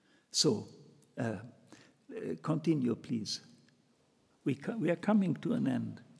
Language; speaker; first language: English; non-native, fluent; German